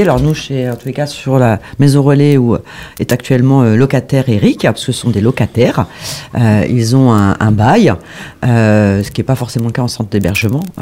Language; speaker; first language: French; native; French